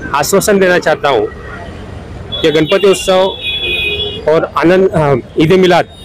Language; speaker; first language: Hindi; non-native, local second language; Marathi